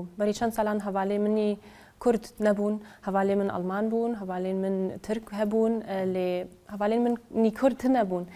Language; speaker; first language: Kurdish; early bilingual, heritage; Kurdish